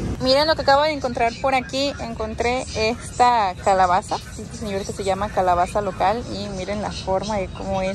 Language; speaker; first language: Spanish; native; Spanish